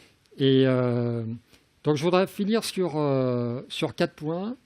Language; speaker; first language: French; native; French